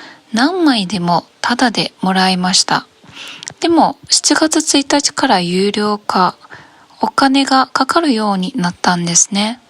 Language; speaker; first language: Japanese; non-native, learner; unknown